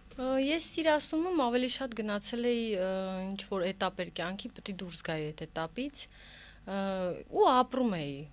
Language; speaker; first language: Armenian; early bilingual, heritage; Armenian